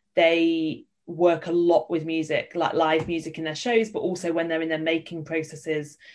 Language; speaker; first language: English; native; English